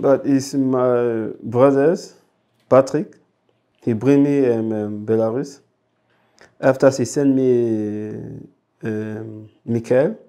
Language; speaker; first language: English; non-native, local second language; French